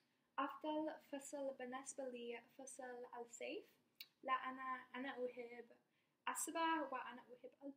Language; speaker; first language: Arabic; non-native, learner; English